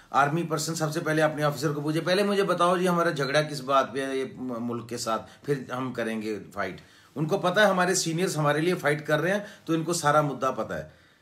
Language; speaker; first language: Hindi; non-native, local second language; Punjabi